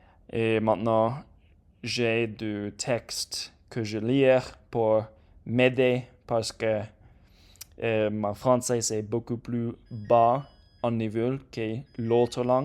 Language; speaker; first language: French; non-native, learner; English